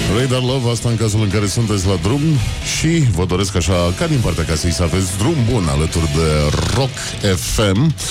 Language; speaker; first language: Romanian; native; Romanian